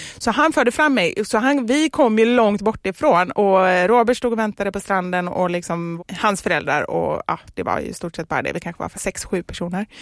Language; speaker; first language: Swedish; native; Swedish